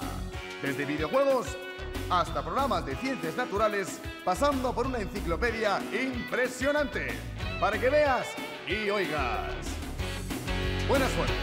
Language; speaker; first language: Spanish; native; Spanish